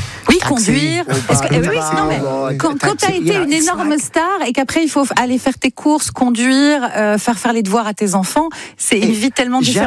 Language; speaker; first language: French; native; French